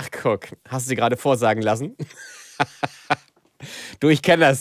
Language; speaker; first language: German; native; German